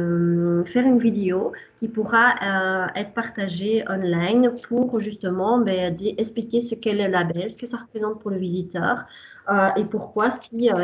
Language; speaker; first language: French; native; French